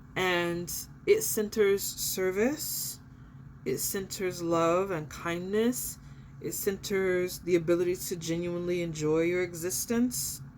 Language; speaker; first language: English; native; English